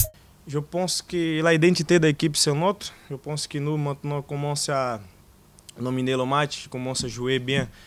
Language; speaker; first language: French; non-native, learner; Portuguese